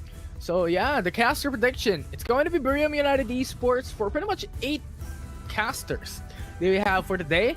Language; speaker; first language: English; non-native, local second language; Filipino